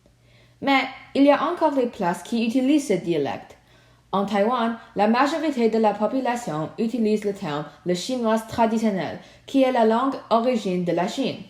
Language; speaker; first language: French; non-native, learner; Chinese